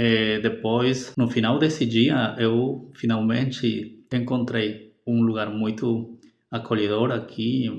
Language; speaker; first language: Portuguese; non-native, fluent; Spanish